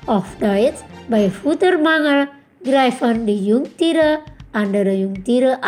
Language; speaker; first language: German; non-native, fluent; Indonesian